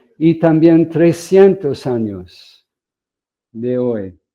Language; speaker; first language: Spanish; non-native, fluent; English